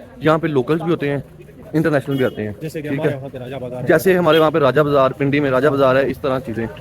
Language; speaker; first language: Urdu; non-native, local second language; Punjabi